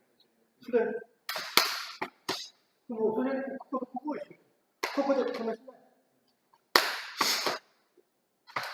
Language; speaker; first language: Japanese; native; Japanese